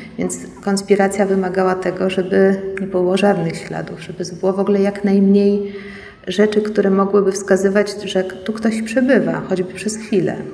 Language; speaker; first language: Polish; native; Polish